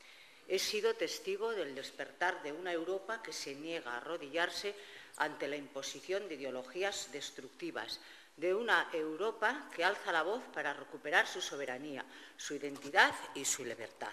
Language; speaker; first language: Spanish; native; Spanish